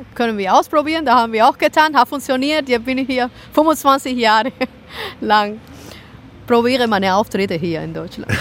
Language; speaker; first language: German; non-native, fluent; Spanish